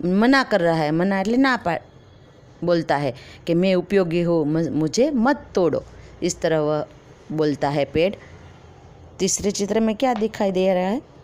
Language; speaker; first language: Hindi; non-native, local second language; Gujarati